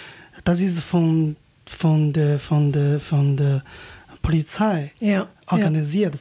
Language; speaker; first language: German; non-native, learner; Chinese